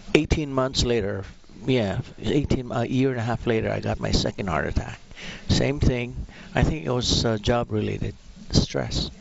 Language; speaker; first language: English; non-native, local second language; Filipino